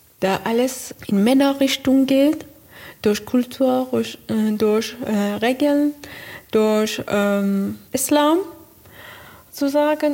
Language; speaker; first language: German; non-native, learner; Persian